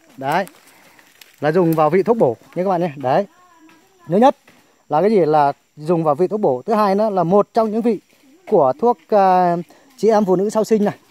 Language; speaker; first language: Vietnamese; non-native, local second language; Muong